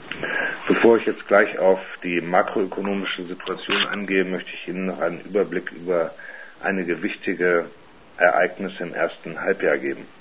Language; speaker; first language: German; native; German